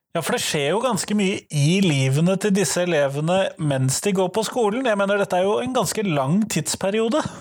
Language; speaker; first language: Norwegian; native; Norwegian